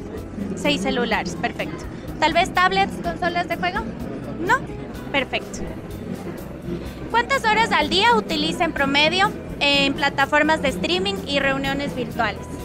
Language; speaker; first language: Spanish; native; Spanish